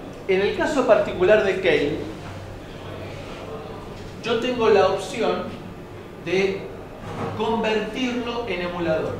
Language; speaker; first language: Spanish; native; Spanish